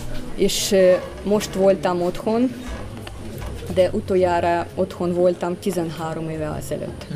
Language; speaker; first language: Hungarian; non-native, fluent; Russian